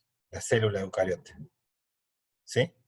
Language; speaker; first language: Spanish; native; Spanish